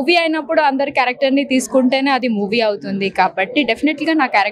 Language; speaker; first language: Telugu; non-native, fluent; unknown